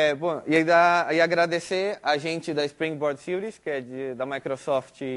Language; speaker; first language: Portuguese; early bilingual, heritage; Spanish